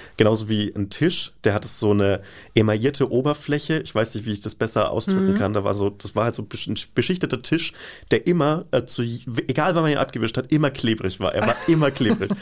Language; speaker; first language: German; native; German